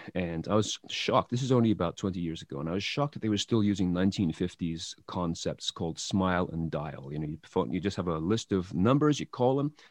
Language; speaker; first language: English; native; English